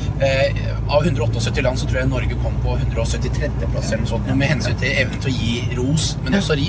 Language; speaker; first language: Norwegian; native; Norwegian